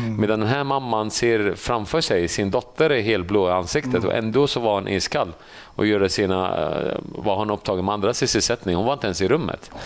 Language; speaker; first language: Swedish; early bilingual, other home language; Assyrian Neo-Aramaic